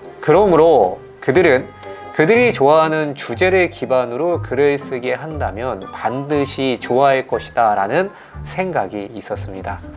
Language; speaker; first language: Korean; native; Korean